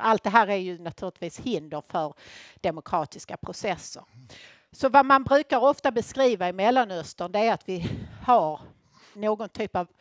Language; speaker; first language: Swedish; native; Swedish